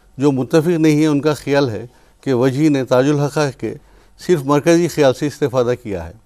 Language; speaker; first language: Urdu; native; Urdu